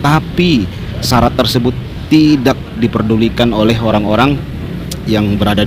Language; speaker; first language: Indonesian; native; Indonesian